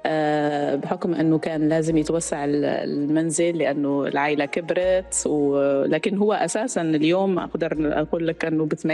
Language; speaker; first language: Arabic; native; Arabic